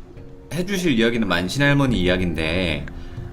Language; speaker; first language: Korean; native; Korean